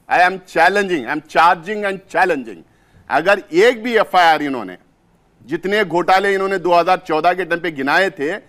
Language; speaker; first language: Hindi; native; Hindi